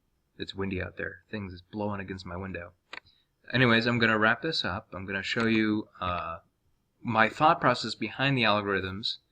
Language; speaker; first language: English; native; English